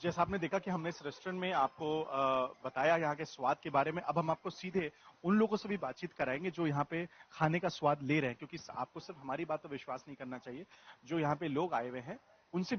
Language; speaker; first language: Hindi; native; Hindi